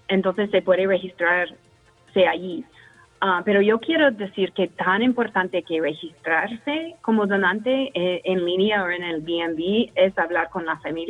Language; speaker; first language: Spanish; non-native, fluent; English